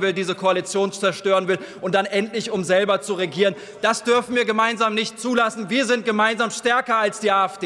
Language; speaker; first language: German; early bilingual, other home language; Turkish